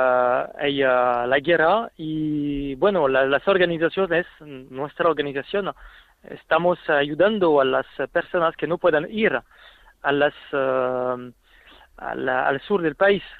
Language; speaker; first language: Spanish; non-native, fluent; French